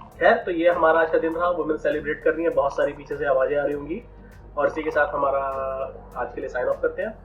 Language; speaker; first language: Hindi; native; Hindi